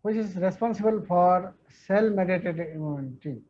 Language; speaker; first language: English; non-native, local second language; Bangla